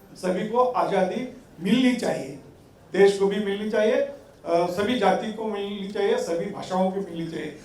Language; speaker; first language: Hindi; non-native, local second language; Marathi